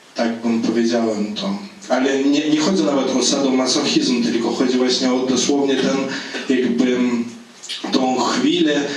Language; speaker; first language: Polish; non-native, fluent; Belarusian